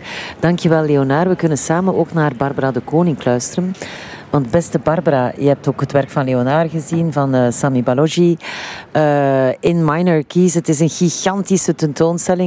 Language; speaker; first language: Dutch; native; Dutch